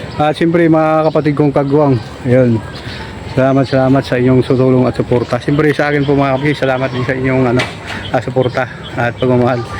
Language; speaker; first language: Filipino; native; Filipino